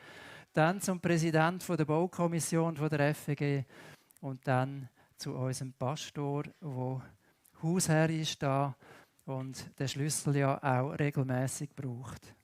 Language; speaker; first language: German; native; German